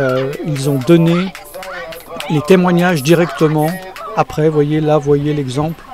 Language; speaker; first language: French; native; French